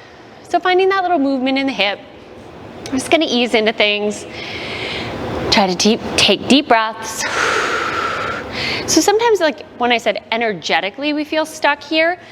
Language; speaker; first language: English; native; English